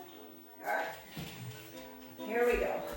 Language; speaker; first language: English; native; English